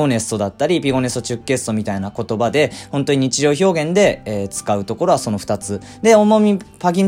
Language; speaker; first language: Japanese; native; Japanese